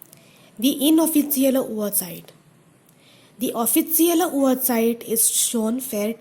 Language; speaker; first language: German; non-native, fluent; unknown